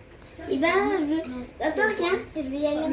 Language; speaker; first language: French; native; French